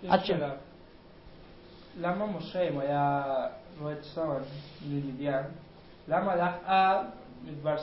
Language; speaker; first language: Hebrew; non-native, learner; Spanish